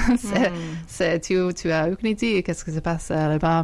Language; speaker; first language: French; non-native, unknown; English